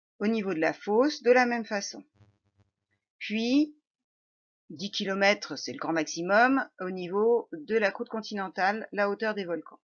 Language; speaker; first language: French; native; French